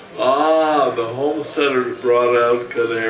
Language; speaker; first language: English; native; English